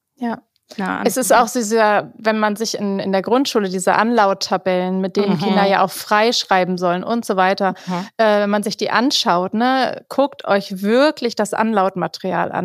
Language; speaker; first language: German; native; German